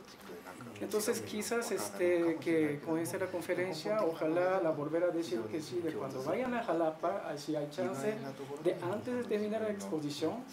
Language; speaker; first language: Spanish; non-native, learner; Japanese